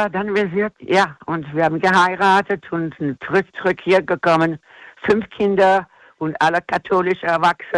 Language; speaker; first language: German; non-native, fluent; English